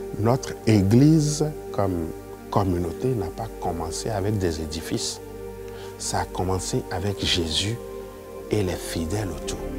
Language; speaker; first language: French; non-native, local second language; Yoruba